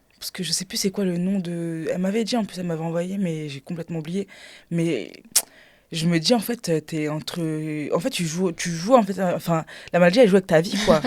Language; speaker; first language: French; native; French